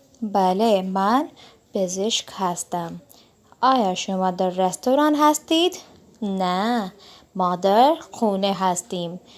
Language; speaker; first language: Persian; non-native, fluent; Urdu